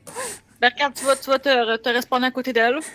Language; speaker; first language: French; native; French